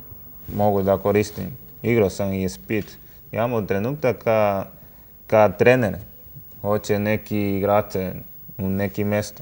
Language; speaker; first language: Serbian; non-native, learner; Spanish